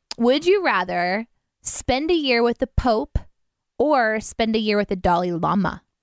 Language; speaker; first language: English; native; English